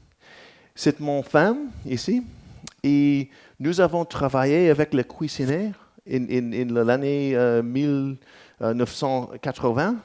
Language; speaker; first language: French; non-native, learner; English